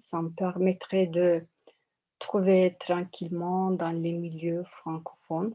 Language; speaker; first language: French; non-native, learner; Turkish